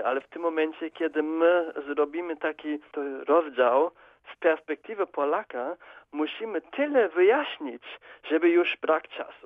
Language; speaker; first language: Polish; non-native, fluent; German